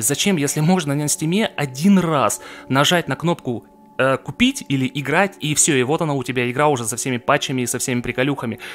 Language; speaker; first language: Russian; native; Russian